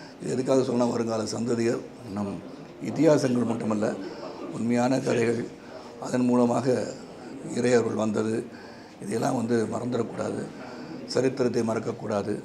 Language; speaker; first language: Tamil; native; Tamil